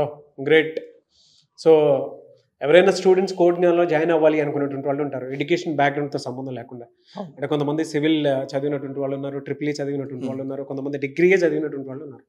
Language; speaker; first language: Telugu; native; Telugu